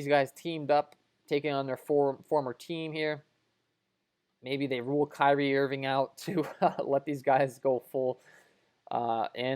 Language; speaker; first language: English; native; English